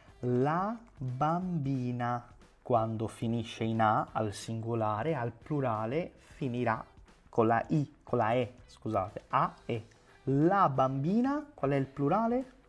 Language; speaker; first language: Italian; non-native, fluent; Portuguese